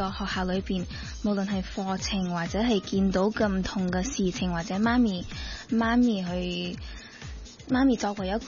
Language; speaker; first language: Cantonese; early bilingual, heritage; Cantonese